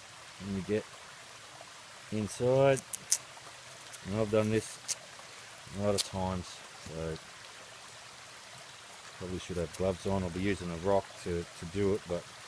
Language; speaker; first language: English; native; English